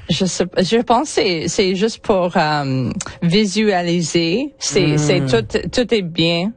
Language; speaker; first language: French; non-native, learner; English